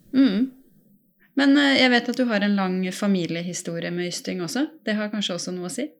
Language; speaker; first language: Norwegian; native; Norwegian